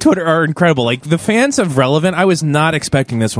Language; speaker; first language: English; native; English